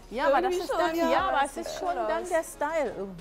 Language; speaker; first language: German; native; German